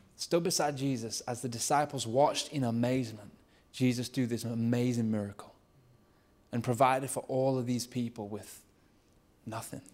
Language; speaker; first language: English; native; English